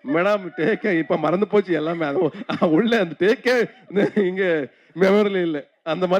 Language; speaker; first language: Tamil; non-native, learner; Kannada